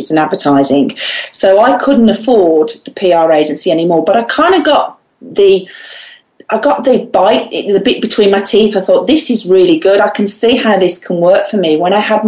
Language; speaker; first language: English; native; English